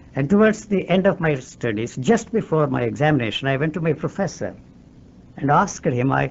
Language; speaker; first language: English; non-native, local second language; Telugu